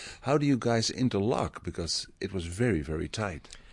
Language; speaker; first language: English; non-native, fluent; Dutch